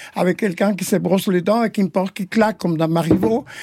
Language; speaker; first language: French; non-native, fluent; Spanish